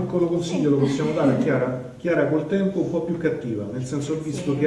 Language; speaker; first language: Italian; native; Italian